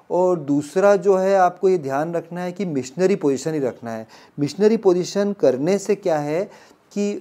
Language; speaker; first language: Hindi; native; Hindi